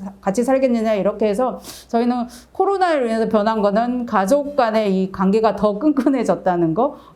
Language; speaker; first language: Korean; native; Korean